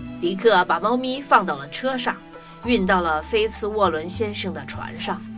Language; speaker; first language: Chinese; native; Chinese